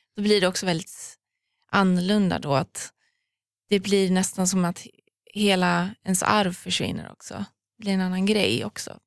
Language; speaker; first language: Swedish; early bilingual, other home language; Persian